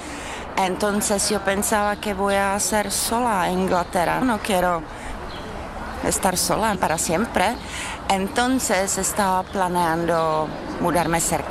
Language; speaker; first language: Spanish; non-native, learner; Czech